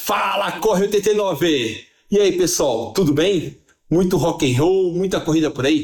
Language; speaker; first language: Portuguese; native; Portuguese